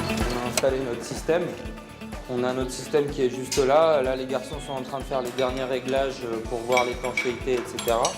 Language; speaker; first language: French; early bilingual, other home language; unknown